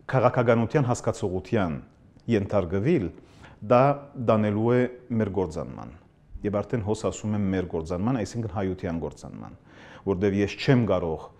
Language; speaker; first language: Armenian; early bilingual, heritage; Armenian